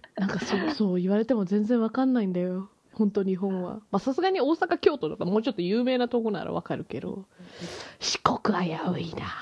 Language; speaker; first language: Japanese; native; Japanese